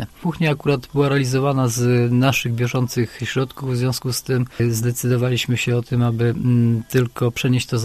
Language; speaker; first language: Polish; native; Polish